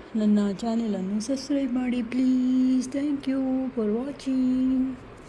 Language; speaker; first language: Kannada; non-native, local second language; Konkani